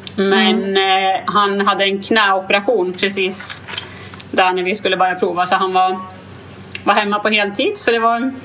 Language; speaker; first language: Swedish; native; Swedish